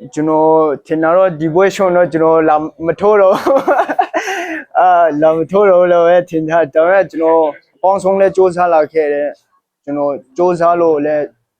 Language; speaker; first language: Burmese; non-native, local second language; Hakha Chin